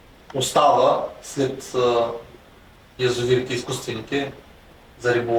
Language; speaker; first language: Bulgarian; native; Bulgarian